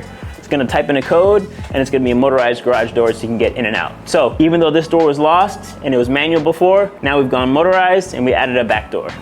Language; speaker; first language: English; native; English